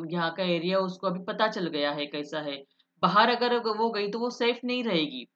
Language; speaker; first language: Hindi; non-native, local second language; Marathi